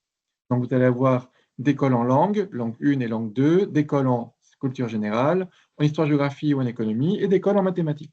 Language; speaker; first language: French; native; French